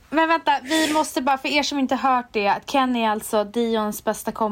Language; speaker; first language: Swedish; native; Swedish